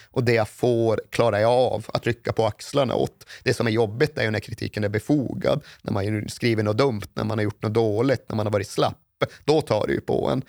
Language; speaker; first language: Swedish; native; Swedish